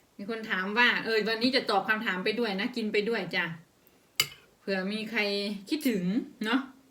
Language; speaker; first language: Thai; native; Thai